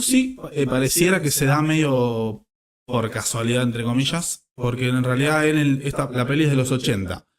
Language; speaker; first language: Spanish; native; Spanish